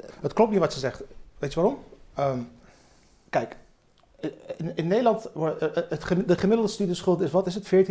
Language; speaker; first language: Dutch; early bilingual, other home language; Turkish